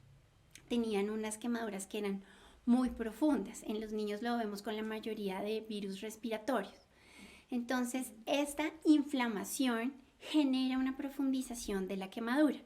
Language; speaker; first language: Spanish; native; Spanish